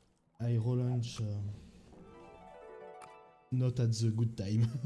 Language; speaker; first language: English; non-native, learner; French